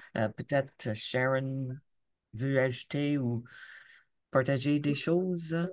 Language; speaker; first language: French; non-native, local second language; English